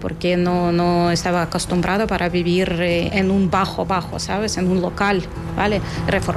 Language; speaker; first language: Spanish; non-native, fluent; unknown